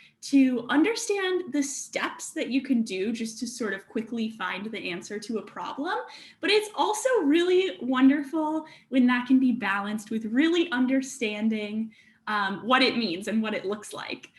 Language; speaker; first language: English; native; English